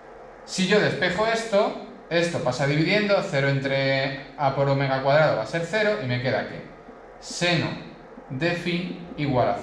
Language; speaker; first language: Spanish; native; Spanish